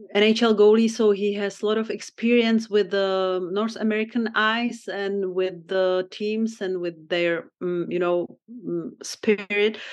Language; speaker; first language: English; non-native, fluent; Czech